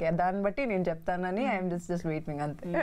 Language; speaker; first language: Telugu; non-native, fluent; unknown